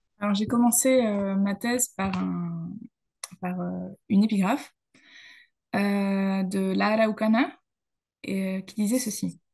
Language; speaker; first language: French; native; French